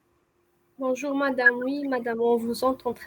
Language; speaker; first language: French; non-native, local second language; Arabic